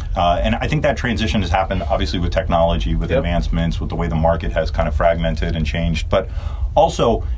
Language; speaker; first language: English; early bilingual, other home language; Turkish